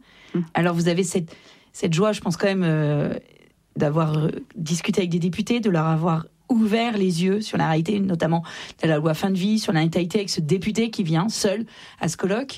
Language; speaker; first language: French; native; French